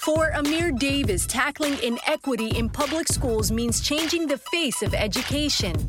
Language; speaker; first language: English; non-native, fluent; Somali